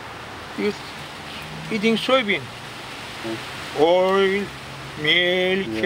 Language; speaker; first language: English; non-native, learner; Persian